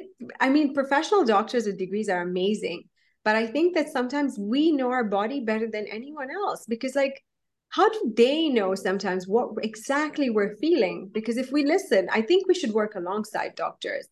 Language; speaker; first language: English; non-native, local second language; Gujarati